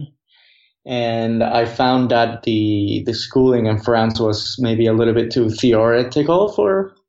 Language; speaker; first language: English; non-native, fluent; Spanish